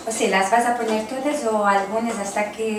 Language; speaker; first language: Spanish; native; Spanish